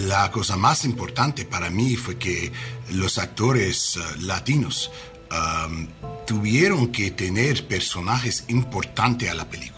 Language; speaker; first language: Spanish; non-native, learner; English